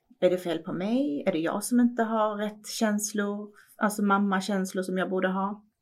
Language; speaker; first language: Swedish; early bilingual, other home language; Persian